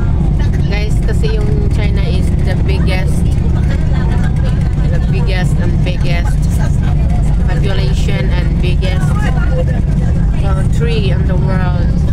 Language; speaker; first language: English; non-native, local second language; Filipino